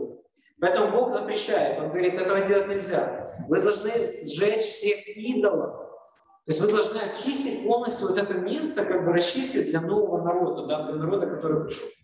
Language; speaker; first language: Russian; native; Russian